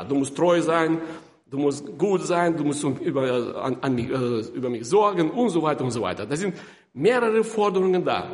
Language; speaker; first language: German; non-native, fluent; Russian